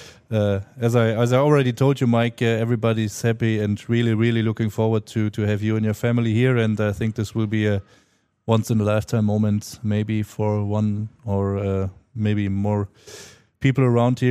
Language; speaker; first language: English; non-native, fluent; German